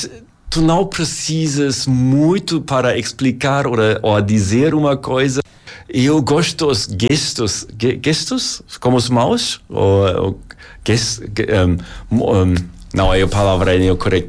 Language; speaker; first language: Portuguese; non-native, learner; German